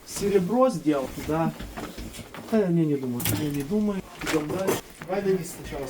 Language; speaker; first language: Russian; early bilingual, heritage; Russian